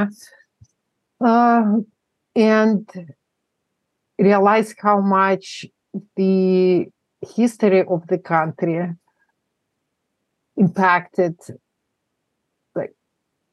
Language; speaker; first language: English; non-native, fluent; Russian